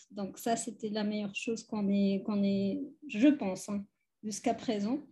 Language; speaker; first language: French; non-native, local second language; Arabic